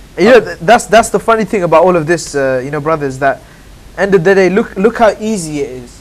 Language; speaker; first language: English; native; English